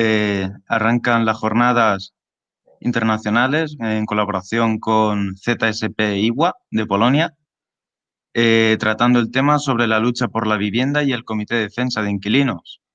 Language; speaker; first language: Spanish; native; Spanish